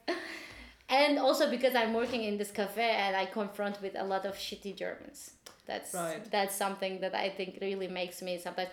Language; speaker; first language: English; non-native, fluent; Turkish